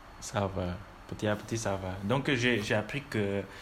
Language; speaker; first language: French; non-native, learner; Indonesian